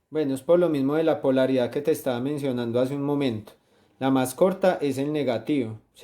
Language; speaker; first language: Spanish; native; Spanish